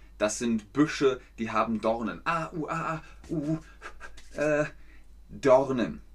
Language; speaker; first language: German; native; German